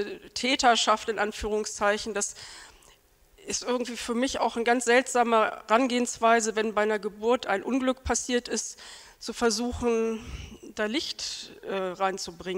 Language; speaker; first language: German; native; German